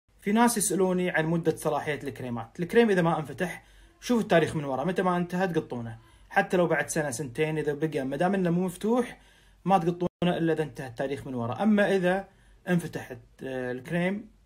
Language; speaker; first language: Arabic; native; Arabic